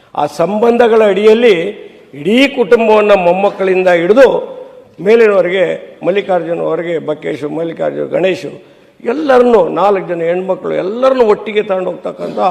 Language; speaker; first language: Kannada; native; Kannada